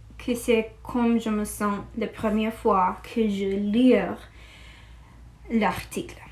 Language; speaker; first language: French; non-native, learner; English